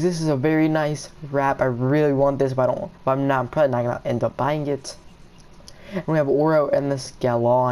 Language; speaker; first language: English; native; English